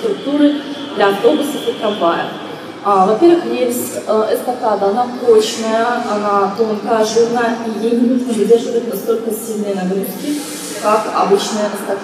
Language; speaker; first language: Russian; native; Russian